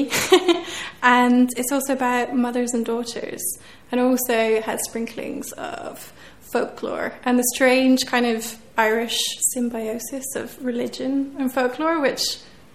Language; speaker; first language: English; native; English